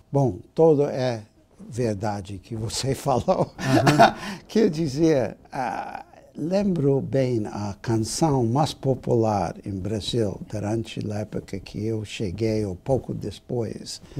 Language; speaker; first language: Portuguese; non-native, fluent; English